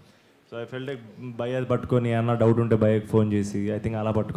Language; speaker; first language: Telugu; native; Telugu